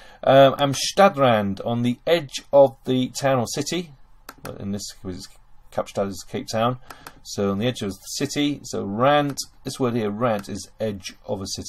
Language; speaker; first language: English; native; English